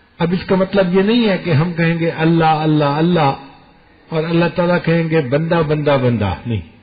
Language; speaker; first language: Urdu; non-native, local second language; Punjabi